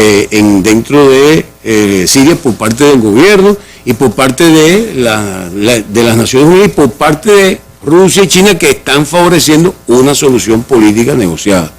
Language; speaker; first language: Spanish; native; Spanish